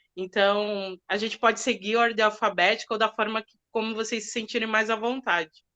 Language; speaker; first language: Portuguese; native; Portuguese